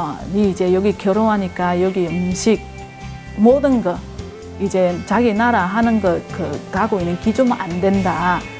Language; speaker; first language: Korean; non-native, fluent; Indonesian